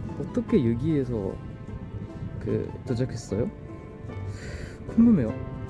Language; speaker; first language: Korean; non-native, learner; French